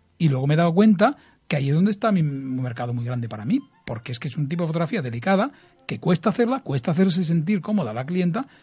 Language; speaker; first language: Spanish; native; Spanish